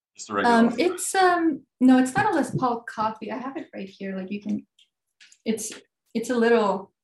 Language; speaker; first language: English; non-native, fluent; Swedish